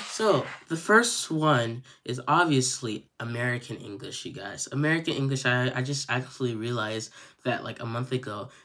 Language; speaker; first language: English; native; English